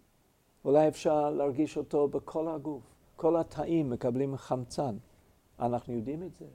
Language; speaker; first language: Hebrew; non-native, fluent; English